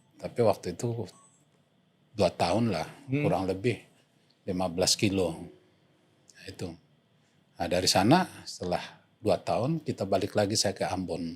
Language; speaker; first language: Indonesian; non-native, local second language; Batak Toba